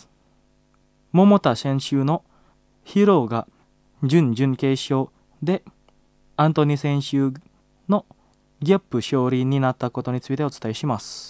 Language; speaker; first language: Japanese; non-native, fluent; Indonesian